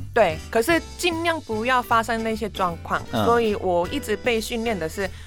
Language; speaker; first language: Chinese; non-native, fluent; Korean